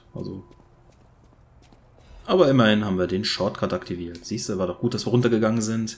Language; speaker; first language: German; native; German